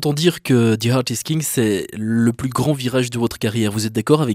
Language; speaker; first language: French; native; French